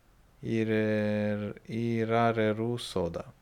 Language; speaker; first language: Japanese; non-native, learner; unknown